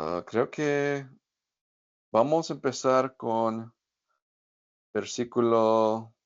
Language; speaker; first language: Spanish; non-native, fluent; English